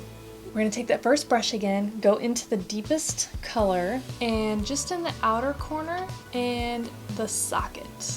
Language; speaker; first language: English; native; English